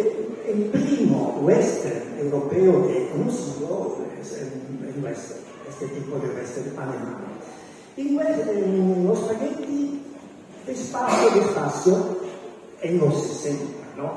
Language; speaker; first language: Spanish; non-native, learner; Italian